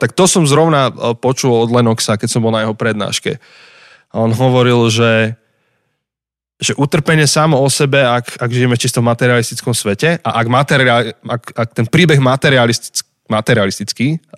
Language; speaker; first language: Slovak; native; Slovak